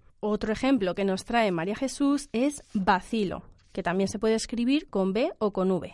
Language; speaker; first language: Spanish; native; Spanish